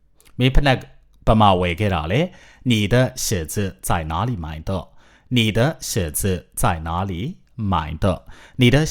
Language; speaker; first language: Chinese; non-native, fluent; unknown